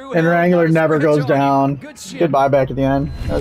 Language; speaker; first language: English; native; English